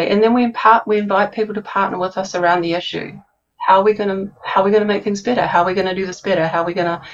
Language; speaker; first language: English; native; English